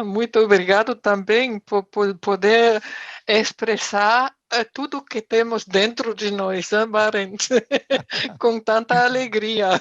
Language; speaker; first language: Portuguese; non-native, fluent; German